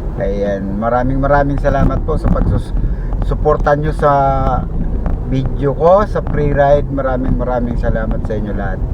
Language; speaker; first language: Filipino; native; Filipino